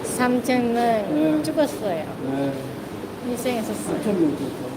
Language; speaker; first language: Korean; non-native, learner; Vietnamese